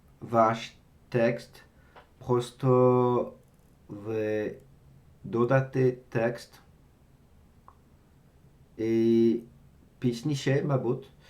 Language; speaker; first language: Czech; non-native, learner; French